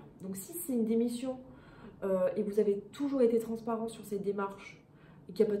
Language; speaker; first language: French; native; French